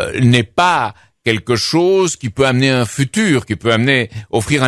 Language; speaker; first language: French; native; French